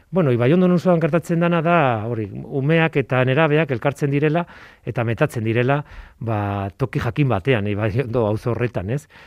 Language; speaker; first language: Basque; non-native, local second language; Spanish